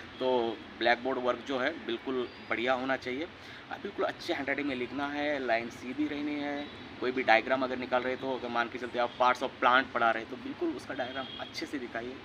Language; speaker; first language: Hindi; non-native, local second language; Marathi